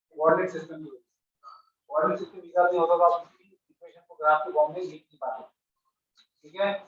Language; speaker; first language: Hindi; non-native, local second language; Marathi